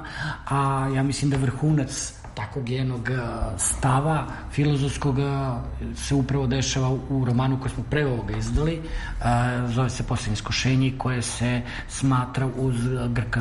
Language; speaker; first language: Serbian; native; Serbian